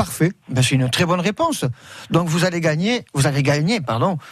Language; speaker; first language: French; native; French